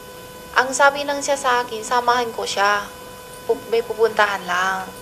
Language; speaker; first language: Filipino; non-native, learner; Chinese